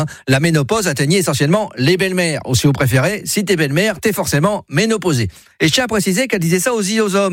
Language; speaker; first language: French; native; French